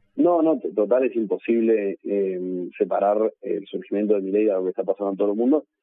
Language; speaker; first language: Spanish; native; Spanish